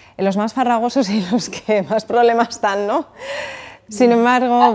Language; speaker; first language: Spanish; native; Spanish